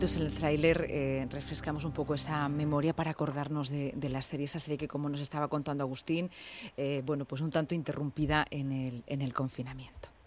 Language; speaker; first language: Spanish; native; Spanish